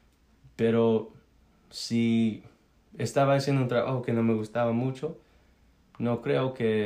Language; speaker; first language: Spanish; early bilingual, heritage; Spanish